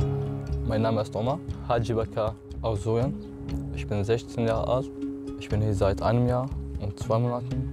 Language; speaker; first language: German; non-native, learner; Arabic